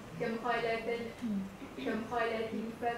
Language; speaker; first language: Arabic; non-native, learner; Malay